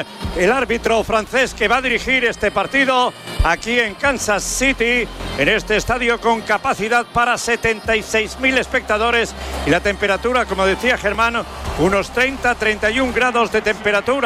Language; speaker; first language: Spanish; native; Spanish